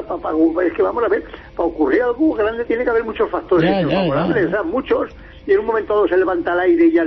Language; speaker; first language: Spanish; native; Spanish